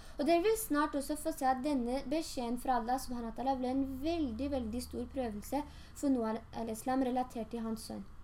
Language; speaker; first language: Norwegian; early bilingual, other home language; Urdu